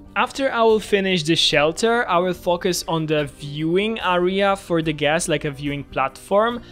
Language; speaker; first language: English; non-native, fluent; Polish